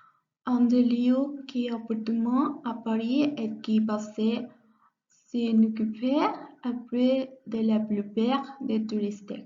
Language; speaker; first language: French; non-native, learner; Spanish